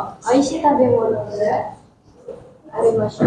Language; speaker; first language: Japanese; non-native, learner; Indonesian